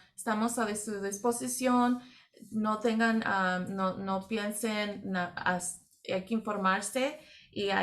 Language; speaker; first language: Spanish; early bilingual, heritage; Spanish